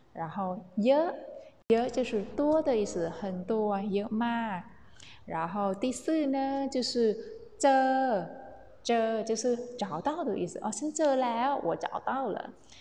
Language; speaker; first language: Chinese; non-native, fluent; Thai